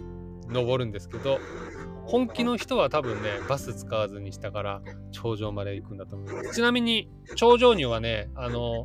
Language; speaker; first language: Japanese; native; Japanese